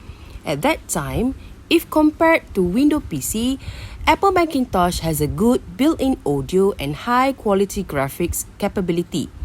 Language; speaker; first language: English; non-native, local second language; Malay